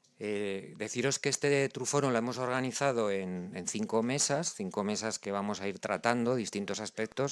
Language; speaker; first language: Spanish; native; Spanish